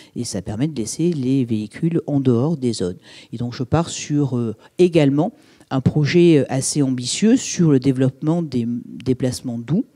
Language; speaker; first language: French; native; French